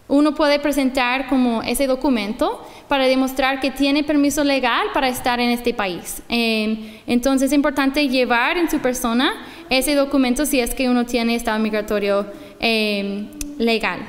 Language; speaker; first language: Spanish; non-native, fluent; English